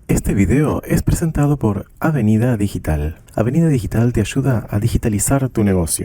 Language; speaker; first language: Spanish; native; Spanish